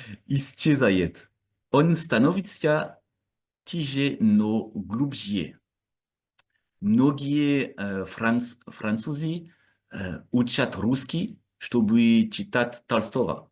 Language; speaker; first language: Russian; non-native, learner; French